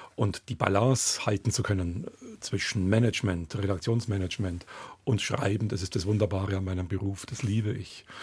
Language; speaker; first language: German; native; German